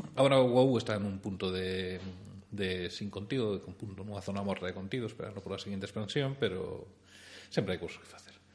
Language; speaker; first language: Galician; non-native, local second language; Spanish